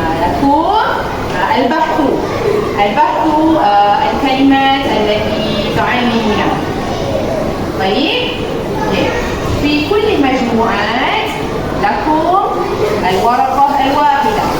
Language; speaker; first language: Arabic; non-native, learner; Malay